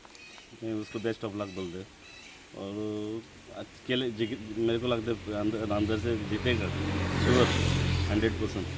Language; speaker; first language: Hindi; non-native, local second language; Konkani